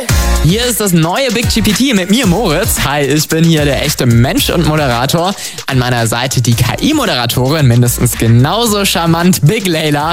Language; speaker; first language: German; native; German